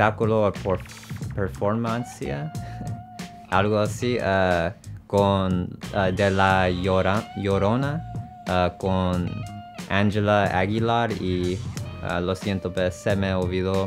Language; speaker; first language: Spanish; non-native, learner; English